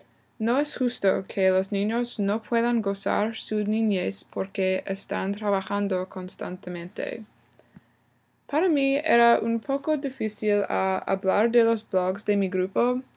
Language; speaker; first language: Spanish; non-native, learner; English